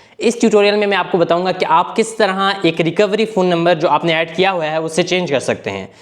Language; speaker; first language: Urdu; native; Urdu